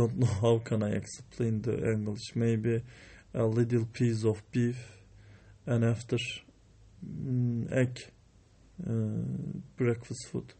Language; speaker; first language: English; non-native, learner; Turkish